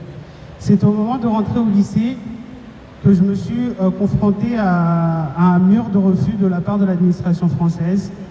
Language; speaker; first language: French; non-native, local second language; Comorian